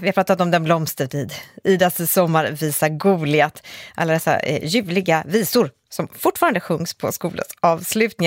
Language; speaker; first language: Swedish; native; Swedish